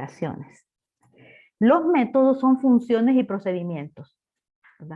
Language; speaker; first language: Spanish; native; Spanish